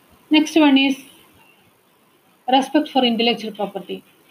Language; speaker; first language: English; non-native, local second language; Malayalam